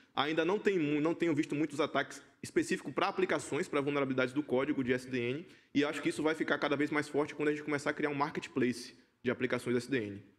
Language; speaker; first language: Portuguese; native; Portuguese